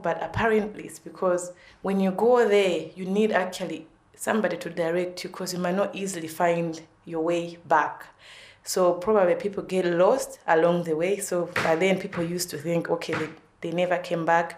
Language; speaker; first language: English; non-native, local second language; Nyanja